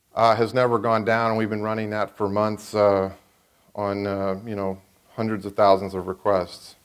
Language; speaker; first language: English; native; English